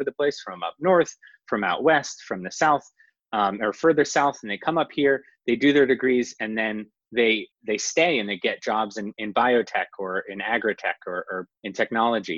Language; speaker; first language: English; native; English